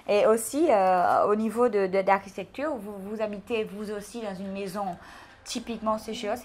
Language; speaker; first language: French; non-native, local second language; Seselwa Creole French